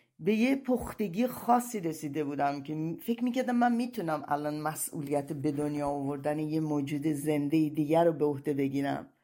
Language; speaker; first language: Persian; native; Persian